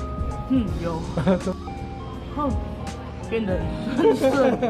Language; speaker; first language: Chinese; native; Chinese